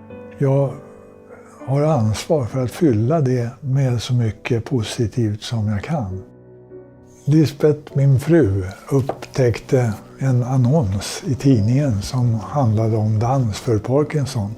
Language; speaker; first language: Swedish; native; Swedish